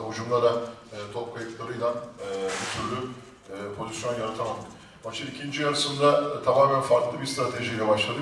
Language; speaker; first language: Turkish; native; Turkish